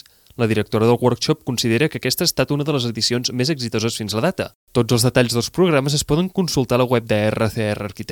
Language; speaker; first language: Catalan; native; Catalan